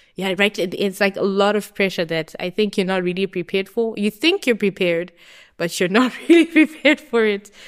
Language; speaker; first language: English; non-native, local second language; Shona